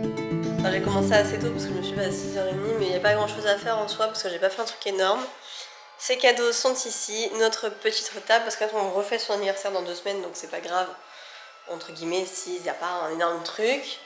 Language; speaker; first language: French; native; French